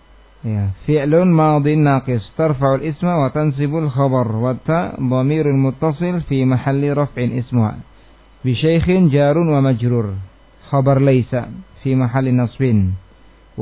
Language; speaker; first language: Arabic; non-native, fluent; Indonesian